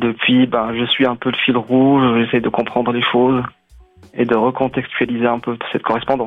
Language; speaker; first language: French; non-native, local second language; Arabic